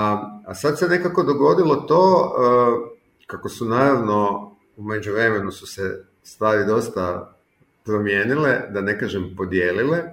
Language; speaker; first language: Serbian; native; Serbian